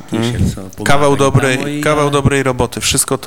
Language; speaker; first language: Polish; native; Polish